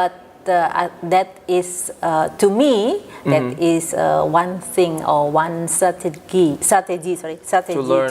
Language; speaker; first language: English; non-native, fluent; Indonesian